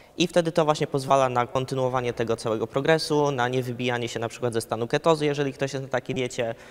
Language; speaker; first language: Polish; early bilingual, heritage; Polish